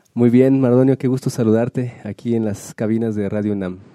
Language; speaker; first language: Spanish; native; Spanish